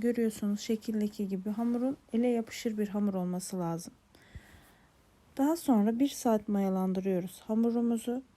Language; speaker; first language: Turkish; native; Turkish